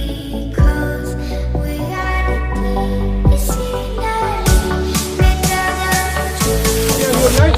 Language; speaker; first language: English; non-native, learner; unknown